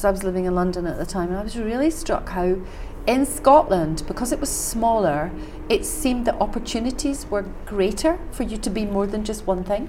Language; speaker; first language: English; native; English